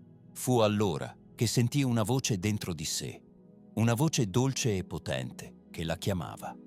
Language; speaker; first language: Italian; native; Italian